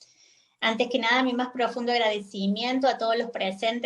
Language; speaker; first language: Spanish; native; Spanish